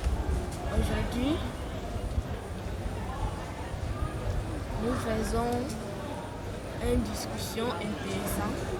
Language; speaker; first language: French; non-native, fluent; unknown